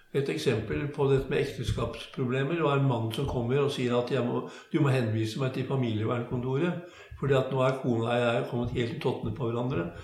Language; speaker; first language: Norwegian; native; Norwegian